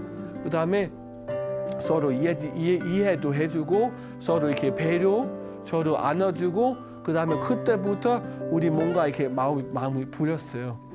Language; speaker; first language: Korean; non-native, learner; Danish